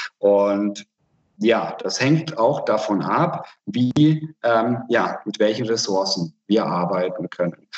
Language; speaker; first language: German; non-native, fluent; Hungarian